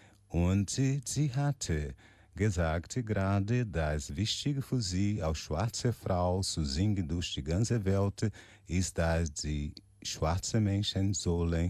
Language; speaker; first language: German; non-native, learner; Portuguese